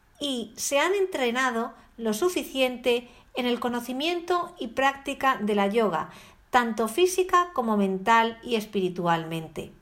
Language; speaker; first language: Spanish; native; Spanish